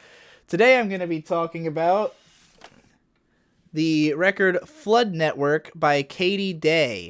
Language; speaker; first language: English; native; English